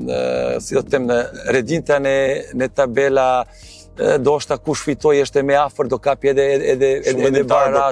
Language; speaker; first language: Albanian; non-native, learner; Serbian